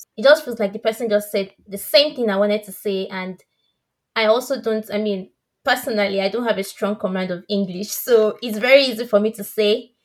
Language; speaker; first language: English; non-native, local second language; Yoruba